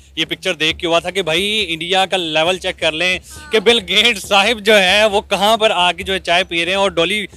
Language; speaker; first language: Urdu; native; Urdu